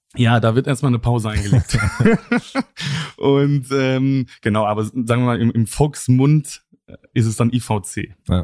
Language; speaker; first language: German; non-native, local second language; Luxembourgish